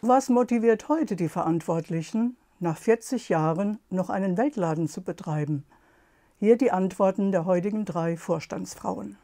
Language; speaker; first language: German; native; German